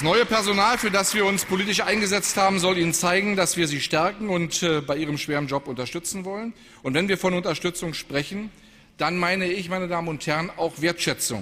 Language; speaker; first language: German; native; German